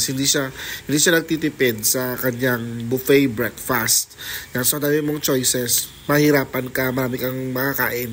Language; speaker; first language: Filipino; non-native, local second language; Hiligaynon